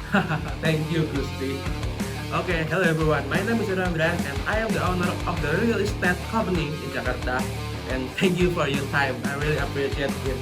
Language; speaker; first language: English; non-native, local second language; Indonesian